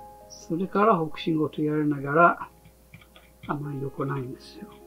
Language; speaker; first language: Japanese; non-native, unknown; English